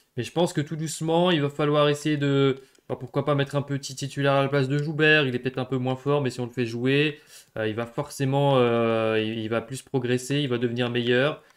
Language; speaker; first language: French; native; French